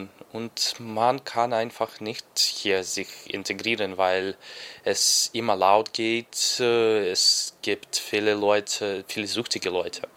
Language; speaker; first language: German; non-native, learner; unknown